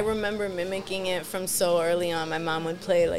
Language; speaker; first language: English; early bilingual, other home language; Spanish